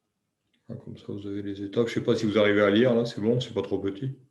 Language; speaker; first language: French; native; French